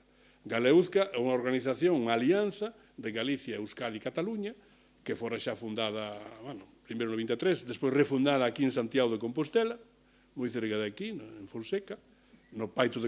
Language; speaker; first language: Galician; native; Galician